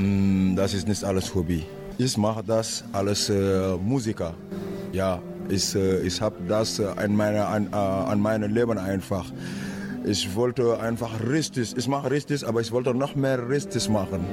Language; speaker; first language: German; non-native, learner; Wolof